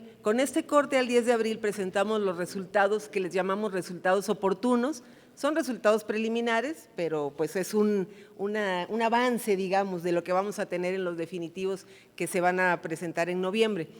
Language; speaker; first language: Spanish; native; Spanish